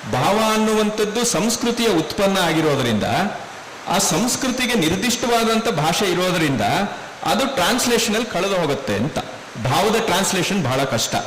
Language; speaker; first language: Kannada; non-native, local second language; Telugu